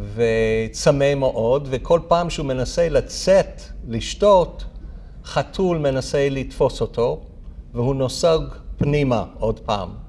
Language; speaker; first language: Hebrew; non-native, fluent; English